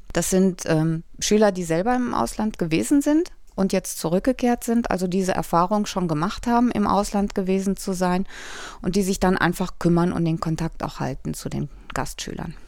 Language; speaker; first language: German; native; German